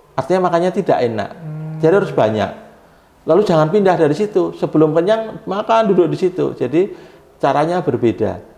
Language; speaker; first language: Indonesian; native; Indonesian